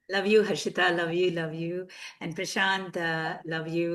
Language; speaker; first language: English; non-native, local second language; Telugu